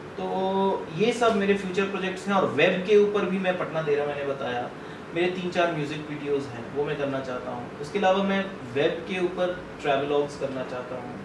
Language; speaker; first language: Hindi; non-native, local second language; Bhojpuri